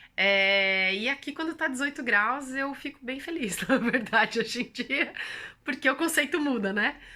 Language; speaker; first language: Portuguese; native; Portuguese